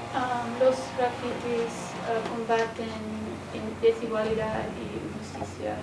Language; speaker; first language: Spanish; non-native, learner; English